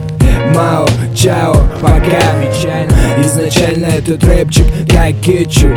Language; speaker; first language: Russian; native; Russian